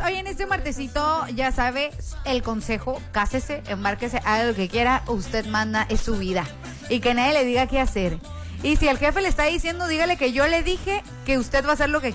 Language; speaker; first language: Spanish; native; Spanish